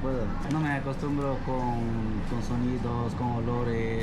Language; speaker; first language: Spanish; non-native, local second language; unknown